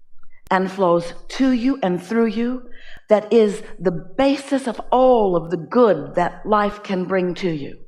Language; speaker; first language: English; native; English